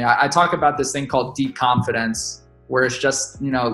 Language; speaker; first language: English; native; English